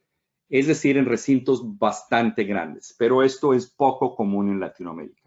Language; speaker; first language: Spanish; native; Spanish